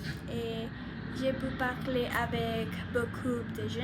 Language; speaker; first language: French; non-native, learner; Spanish